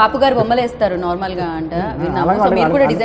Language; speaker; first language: Telugu; native; Telugu